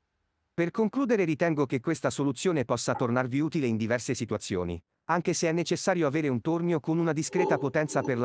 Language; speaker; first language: Italian; native; Italian